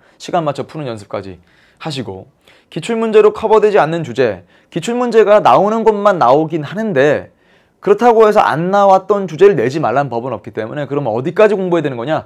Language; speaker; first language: Korean; native; Korean